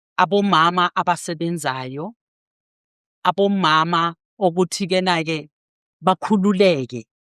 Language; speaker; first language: Zulu; native; Zulu